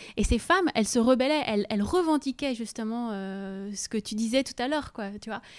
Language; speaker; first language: French; native; French